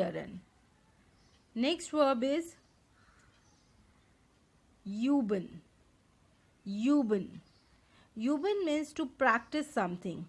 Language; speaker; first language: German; non-native, fluent; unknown